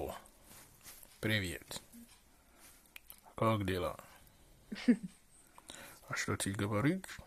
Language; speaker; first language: Russian; non-native, learner; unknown